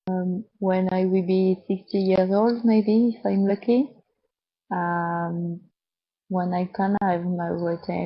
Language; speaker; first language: English; non-native, learner; French